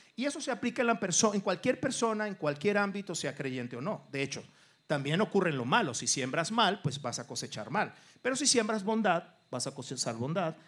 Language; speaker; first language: Spanish; early bilingual, other home language; Portuguese